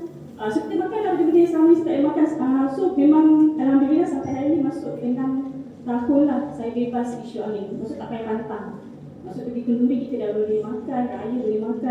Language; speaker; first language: Malay; native; Malay